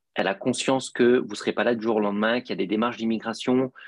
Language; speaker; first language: French; native; French